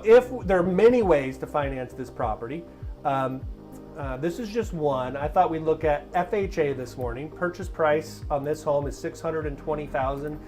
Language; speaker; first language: English; native; English